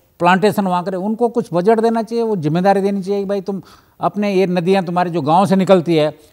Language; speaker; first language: Hindi; native; Hindi